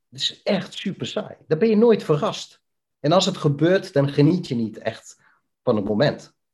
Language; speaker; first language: Dutch; early bilingual, other home language; Bosnian